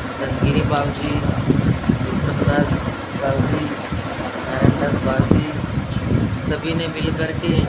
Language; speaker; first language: Hindi; native; Hindi